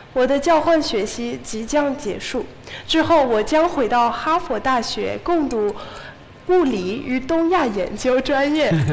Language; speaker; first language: Chinese; non-native, fluent; English